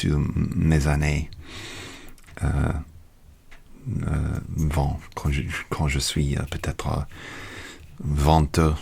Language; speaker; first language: French; non-native, learner; English